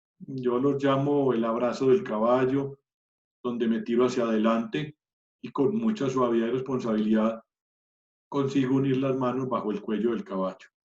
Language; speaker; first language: Spanish; native; Spanish